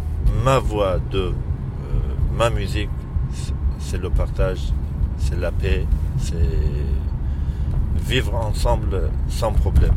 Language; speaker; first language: French; non-native, fluent; Kurdish